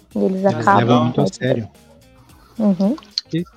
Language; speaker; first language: Portuguese; native; Portuguese